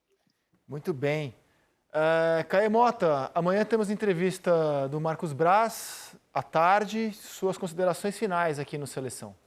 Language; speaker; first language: Portuguese; native; Portuguese